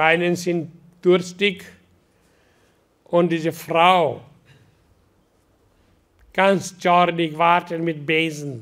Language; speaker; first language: German; non-native, learner; Hindi